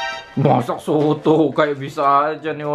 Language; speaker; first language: Indonesian; native; Indonesian